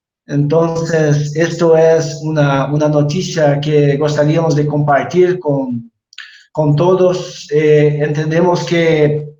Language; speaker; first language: Spanish; non-native, fluent; Portuguese